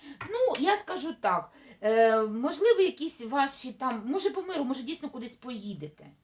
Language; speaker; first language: Ukrainian; non-native, local second language; Russian